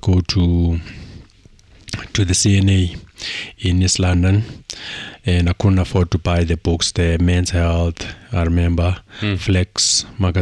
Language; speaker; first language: English; non-native, local second language; Xhosa